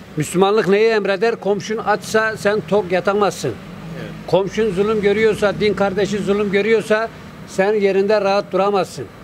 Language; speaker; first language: Turkish; native; Turkish